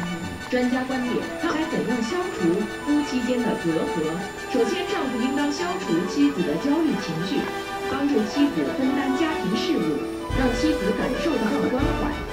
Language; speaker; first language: Chinese; native; Chinese